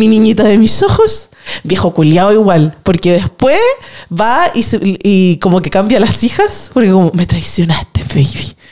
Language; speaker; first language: Spanish; native; Spanish